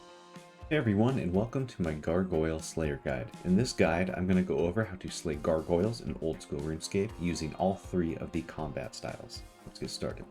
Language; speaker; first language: English; native; English